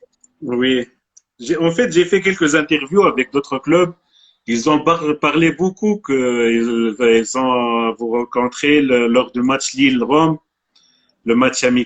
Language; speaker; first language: French; non-native, local second language; Arabic